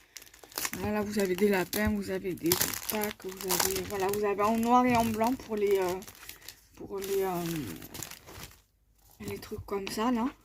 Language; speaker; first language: French; native; French